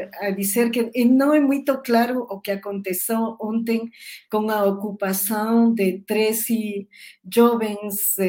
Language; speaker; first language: Portuguese; non-native, learner; Spanish